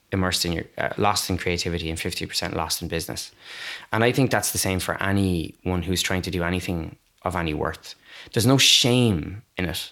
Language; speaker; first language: English; native; English